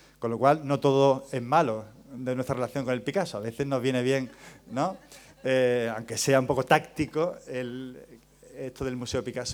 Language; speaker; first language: Spanish; native; Spanish